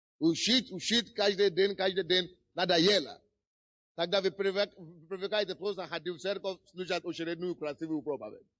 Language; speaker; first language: Russian; non-native, fluent; Yoruba